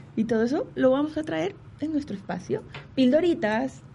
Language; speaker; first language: Spanish; native; Spanish